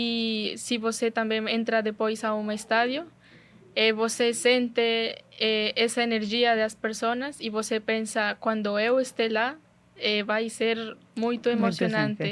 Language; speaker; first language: Portuguese; non-native, learner; Spanish